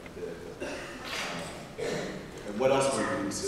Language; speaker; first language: English; native; English